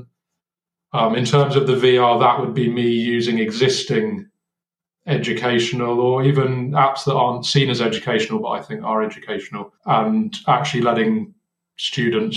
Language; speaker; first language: English; native; English